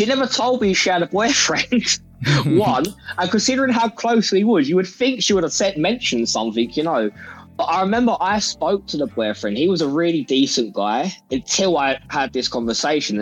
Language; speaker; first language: English; native; English